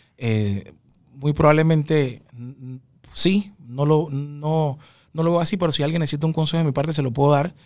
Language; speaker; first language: Spanish; native; Spanish